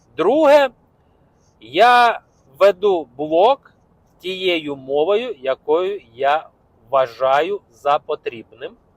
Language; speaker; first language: Ukrainian; non-native, local second language; Russian